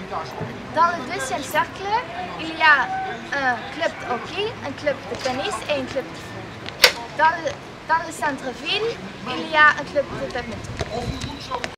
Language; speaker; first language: French; non-native, learner; Dutch